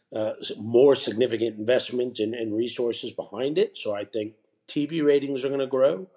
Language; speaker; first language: English; native; English